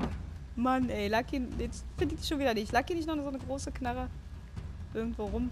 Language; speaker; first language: German; native; German